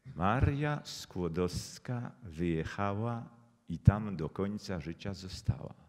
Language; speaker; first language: Polish; native; Polish